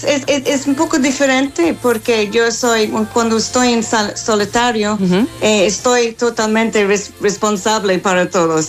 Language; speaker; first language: Spanish; non-native, fluent; English